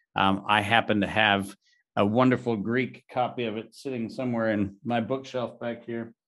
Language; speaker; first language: English; native; English